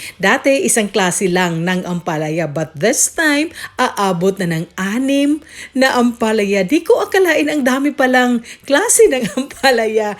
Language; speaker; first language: Filipino; native; Filipino